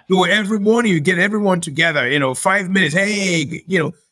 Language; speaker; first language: English; non-native, local second language; Yoruba